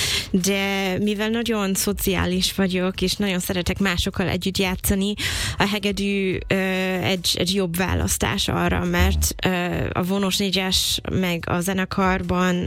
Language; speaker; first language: Hungarian; non-native, fluent; English